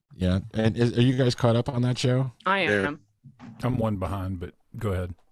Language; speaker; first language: English; native; English